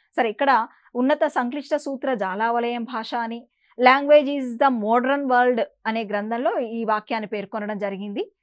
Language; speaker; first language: Telugu; native; Telugu